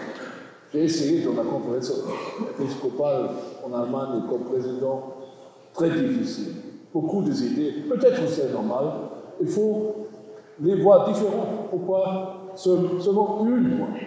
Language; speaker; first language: French; non-native, learner; German